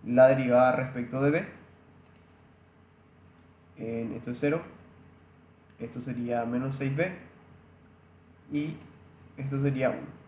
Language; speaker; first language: Spanish; native; Spanish